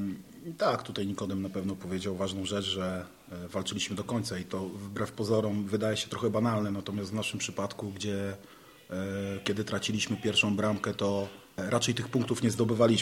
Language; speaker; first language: Polish; native; Polish